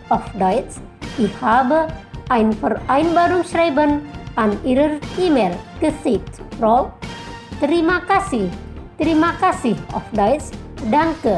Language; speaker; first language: German; non-native, fluent; Indonesian